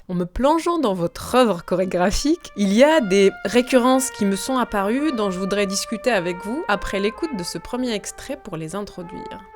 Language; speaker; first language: French; native; French